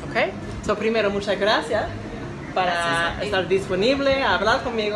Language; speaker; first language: Spanish; non-native, learner; English